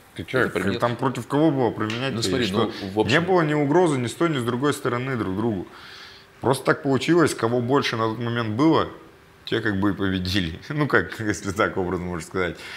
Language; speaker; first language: Russian; native; Russian